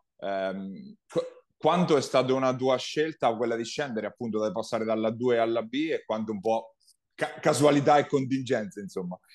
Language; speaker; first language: Italian; native; Italian